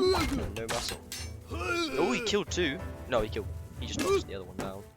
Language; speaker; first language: English; native; English